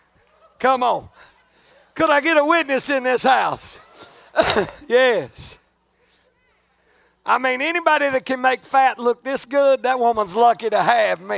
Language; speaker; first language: English; native; English